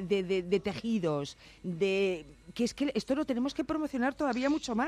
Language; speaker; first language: Spanish; native; Spanish